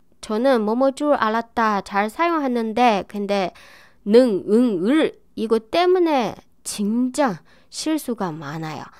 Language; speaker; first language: Korean; non-native, fluent; Chinese